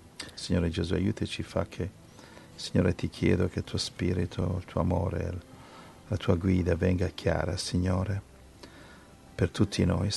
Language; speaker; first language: Italian; native; Italian